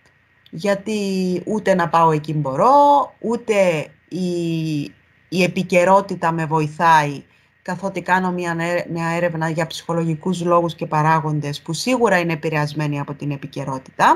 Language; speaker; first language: Greek; native; Greek